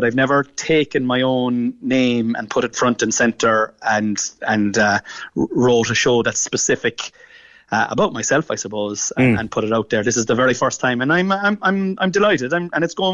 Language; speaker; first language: English; native; English